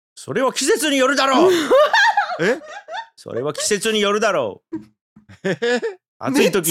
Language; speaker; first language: Japanese; native; Japanese